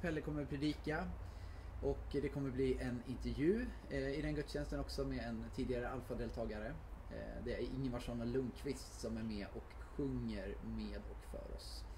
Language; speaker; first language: Swedish; native; Swedish